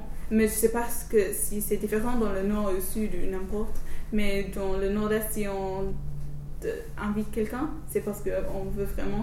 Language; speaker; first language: French; non-native, fluent; English